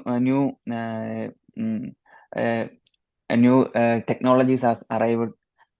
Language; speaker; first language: English; non-native, learner; Malayalam